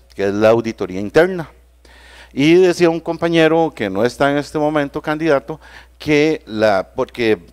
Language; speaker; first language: Spanish; native; Spanish